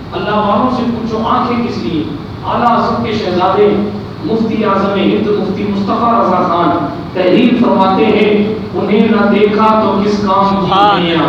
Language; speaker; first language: Urdu; native; Urdu